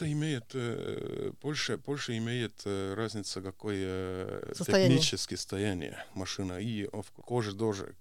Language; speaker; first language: Russian; non-native, local second language; Estonian